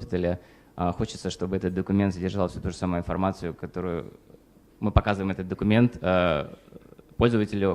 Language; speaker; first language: Russian; native; Russian